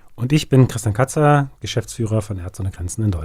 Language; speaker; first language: German; native; German